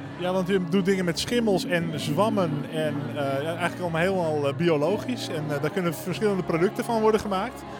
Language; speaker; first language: Dutch; native; Dutch